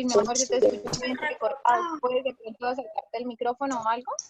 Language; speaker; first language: Spanish; native; Spanish